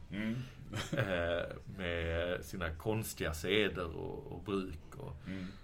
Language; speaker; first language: Swedish; native; Swedish